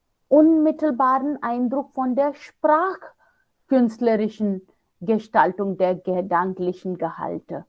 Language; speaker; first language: German; non-native, fluent; Hindi